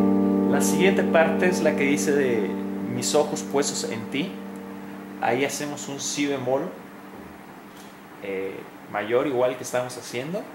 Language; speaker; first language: Spanish; native; Spanish